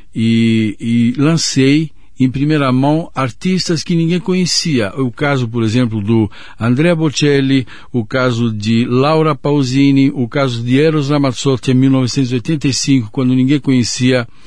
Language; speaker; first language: Portuguese; non-native, fluent; Italian